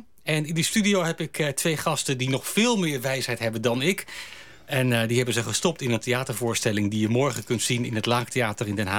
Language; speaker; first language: Dutch; native; Dutch